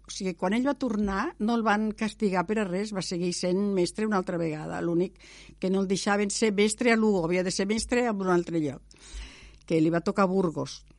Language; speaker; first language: Catalan; non-native, local second language; Spanish